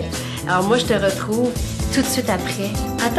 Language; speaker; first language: French; native; French